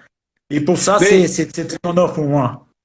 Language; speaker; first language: French; non-native, learner; Portuguese